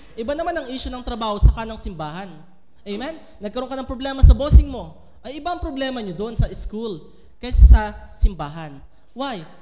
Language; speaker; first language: Filipino; native; Filipino